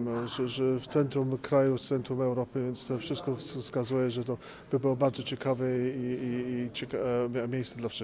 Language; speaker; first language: Polish; early bilingual, heritage; Polish